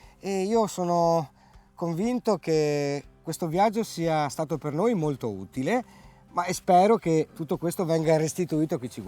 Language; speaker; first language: Italian; native; Italian